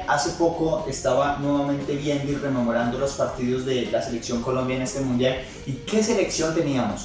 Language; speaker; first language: Spanish; native; Spanish